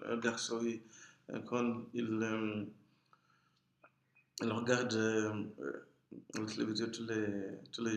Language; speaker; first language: French; non-native, fluent; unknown